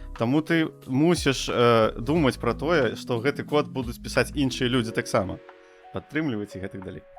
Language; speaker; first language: Belarusian; non-native, local second language; Russian